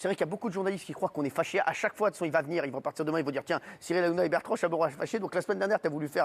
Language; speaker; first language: French; native; French